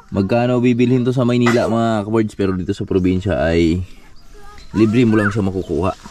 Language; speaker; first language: Filipino; non-native, local second language; Cebuano